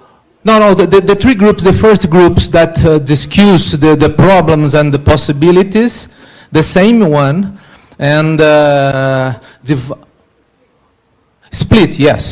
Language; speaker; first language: English; non-native, learner; Portuguese